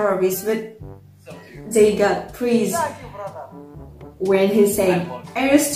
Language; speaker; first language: English; non-native, learner; Indonesian